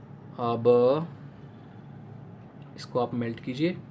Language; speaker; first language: Hindi; native; Hindi